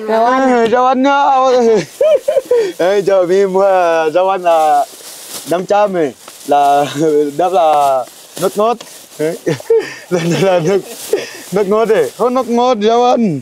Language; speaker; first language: Vietnamese; non-native, learner; Portuguese